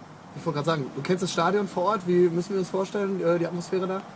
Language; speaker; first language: German; native; German